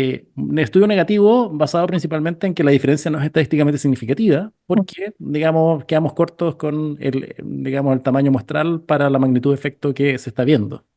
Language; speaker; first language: Spanish; native; Spanish